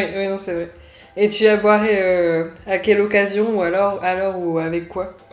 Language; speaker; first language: French; native; French